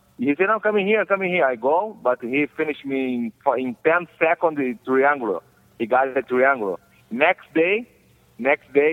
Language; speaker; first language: English; non-native, learner; Portuguese